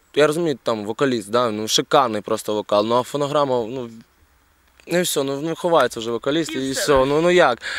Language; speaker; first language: Ukrainian; native; Ukrainian